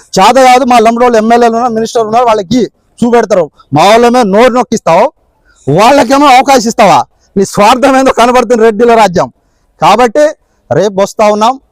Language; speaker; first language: Telugu; non-native, local second language; Lambadi